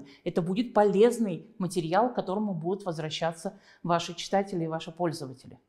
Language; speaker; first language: Russian; native; Russian